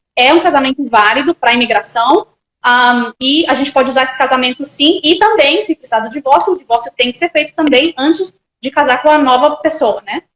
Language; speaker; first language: Portuguese; native; Portuguese